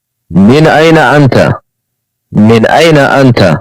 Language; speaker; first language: Arabic; non-native, fluent; Amharic